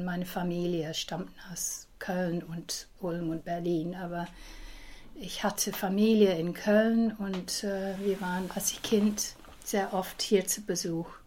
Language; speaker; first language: German; early bilingual, heritage; English